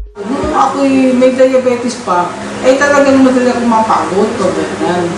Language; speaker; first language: Filipino; non-native, local second language; Cebuano